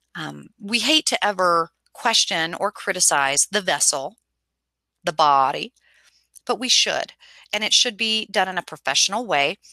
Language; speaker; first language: English; native; English